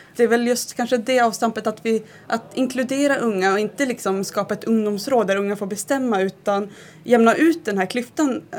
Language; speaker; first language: Swedish; native; Swedish